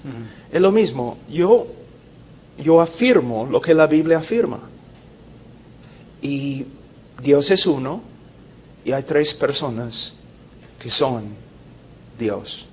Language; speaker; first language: Spanish; non-native, fluent; English